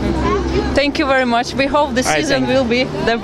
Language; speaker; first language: English; non-native, fluent; Russian